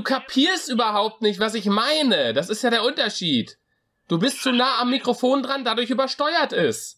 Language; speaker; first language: German; native; German